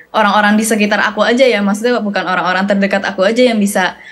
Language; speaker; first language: Indonesian; native; Indonesian